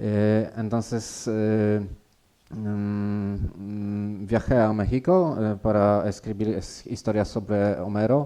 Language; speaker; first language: Spanish; non-native, learner; Polish